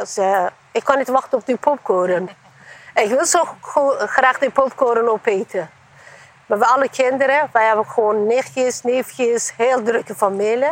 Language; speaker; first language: Dutch; non-native, learner; Turkish